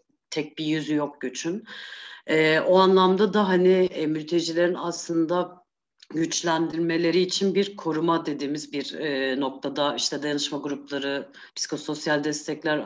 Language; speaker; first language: Turkish; native; Turkish